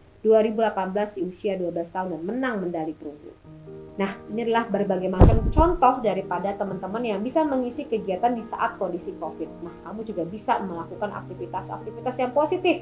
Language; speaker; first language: Indonesian; native; Indonesian